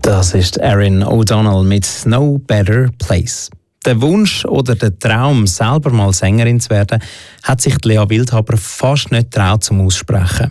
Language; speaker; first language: German; native; German